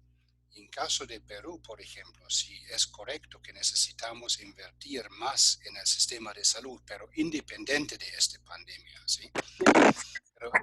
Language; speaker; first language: Spanish; non-native, fluent; German